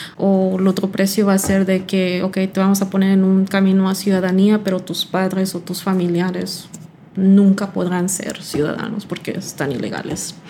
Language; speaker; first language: Spanish; early bilingual, heritage; Spanish